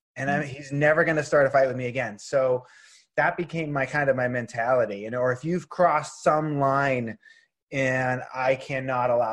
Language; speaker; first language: English; native; English